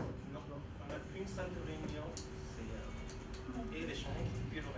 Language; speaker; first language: French; non-native, local second language; Arabic